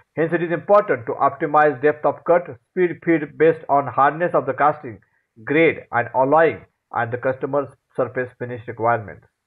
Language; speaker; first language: English; non-native, local second language; Marathi